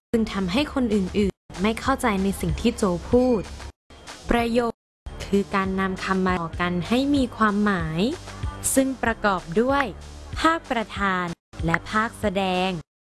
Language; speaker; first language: Thai; native; Thai